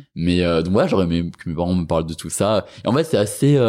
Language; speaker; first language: French; native; French